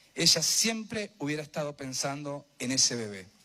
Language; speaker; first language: Spanish; native; Spanish